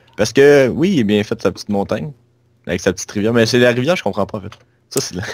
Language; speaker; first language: French; native; French